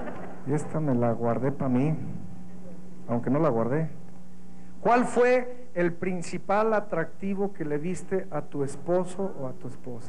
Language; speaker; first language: Spanish; native; Spanish